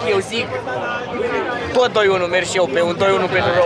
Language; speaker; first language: Romanian; native; Romanian